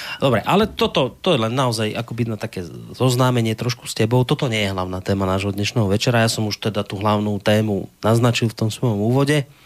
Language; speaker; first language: Slovak; native; Slovak